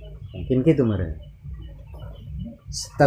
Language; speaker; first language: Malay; non-native, local second language; Sundanese